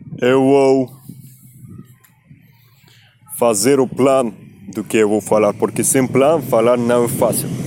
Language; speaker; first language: Portuguese; non-native, learner; Spanish